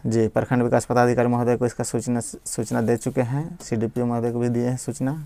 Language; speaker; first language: Hindi; native; Hindi